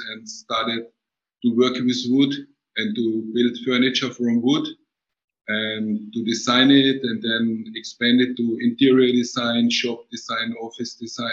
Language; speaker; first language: English; non-native, fluent; German